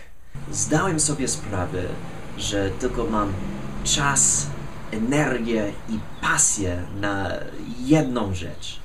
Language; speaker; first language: Polish; non-native, fluent; English